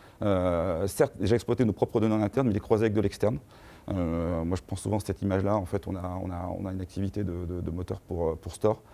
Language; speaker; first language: French; native; French